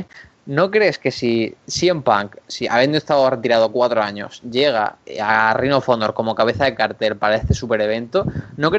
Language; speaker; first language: Spanish; native; Spanish